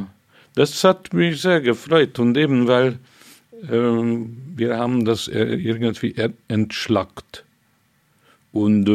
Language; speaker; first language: German; non-native, fluent; Hungarian